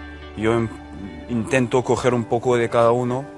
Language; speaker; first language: Spanish; non-native, fluent; French